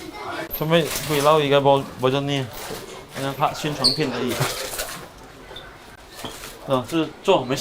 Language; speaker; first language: Chinese; native; Chinese